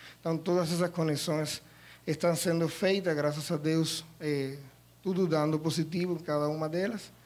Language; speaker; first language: Portuguese; non-native, fluent; Spanish